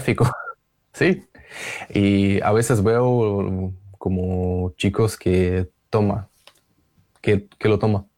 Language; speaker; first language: Spanish; non-native, learner; Russian